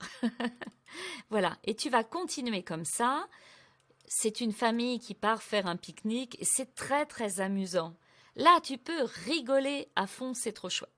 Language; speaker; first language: French; native; French